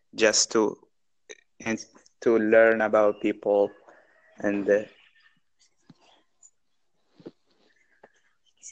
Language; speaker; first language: English; non-native, learner; Arabic